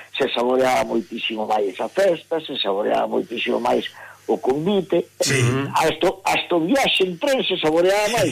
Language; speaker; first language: Galician; native; Galician